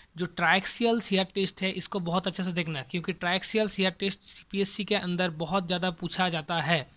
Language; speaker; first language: Hindi; non-native, local second language; Bangla